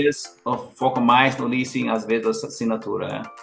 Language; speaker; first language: Portuguese; non-native, learner; English